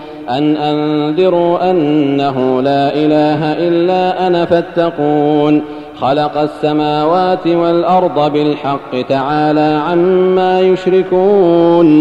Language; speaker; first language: Arabic; native; Arabic